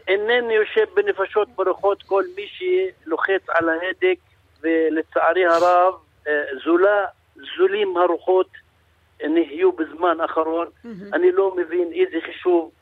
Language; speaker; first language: Hebrew; non-native, local second language; Arabic